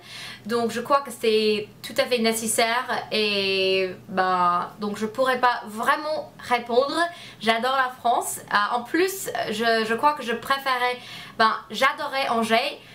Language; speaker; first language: French; non-native, learner; English